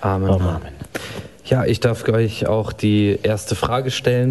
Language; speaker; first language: German; native; German